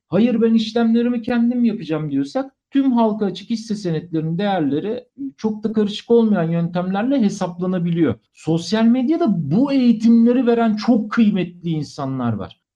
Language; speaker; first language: Turkish; native; Turkish